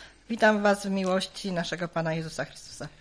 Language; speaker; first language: Russian; non-native, learner; Polish